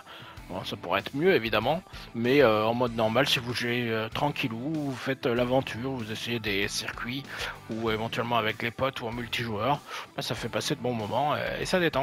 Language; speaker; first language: French; native; French